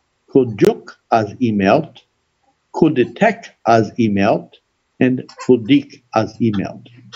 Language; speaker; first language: Hungarian; non-native, learner; English